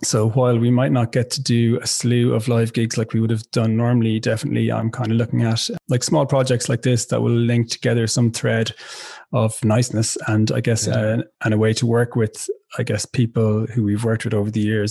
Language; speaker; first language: English; native; English